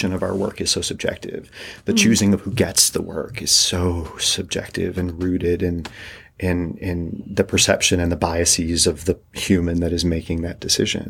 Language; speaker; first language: English; native; English